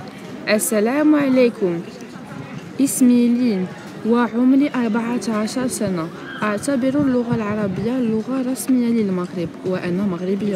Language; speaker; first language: Arabic; non-native, local second language; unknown